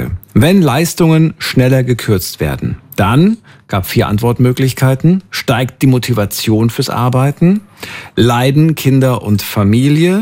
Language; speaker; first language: German; native; German